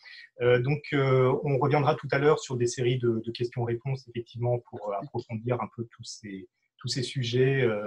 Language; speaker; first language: French; native; French